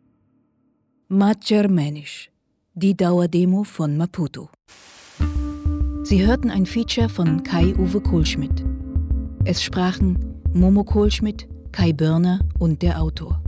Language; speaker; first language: German; native; German